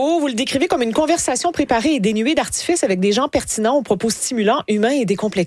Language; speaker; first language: French; native; French